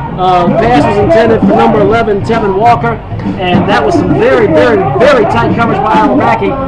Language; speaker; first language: English; native; English